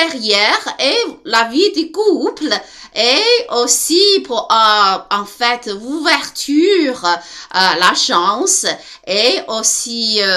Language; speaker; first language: French; non-native, learner; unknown